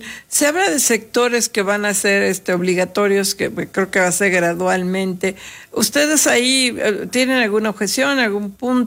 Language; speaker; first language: Spanish; native; Spanish